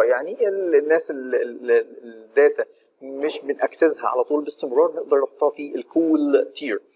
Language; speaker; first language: Arabic; native; Arabic